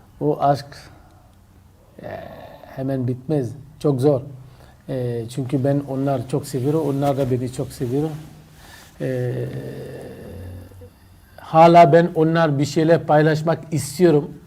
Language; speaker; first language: Turkish; non-native, learner; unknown